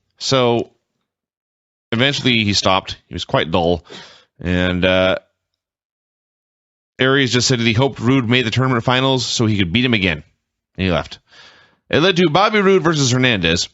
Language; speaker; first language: English; native; English